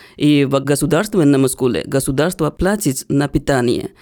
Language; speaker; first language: Russian; non-native, learner; Hindi